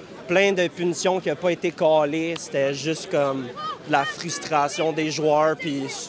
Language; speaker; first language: French; native; French